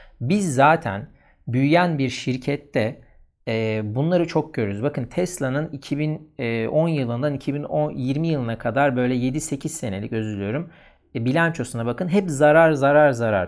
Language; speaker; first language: Turkish; native; Turkish